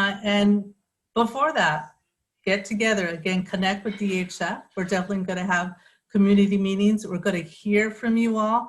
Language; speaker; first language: English; native; English